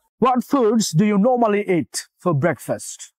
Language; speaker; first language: English; non-native, local second language; Bangla